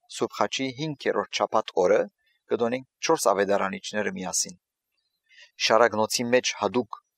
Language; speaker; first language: Armenian; early bilingual, heritage; Armenian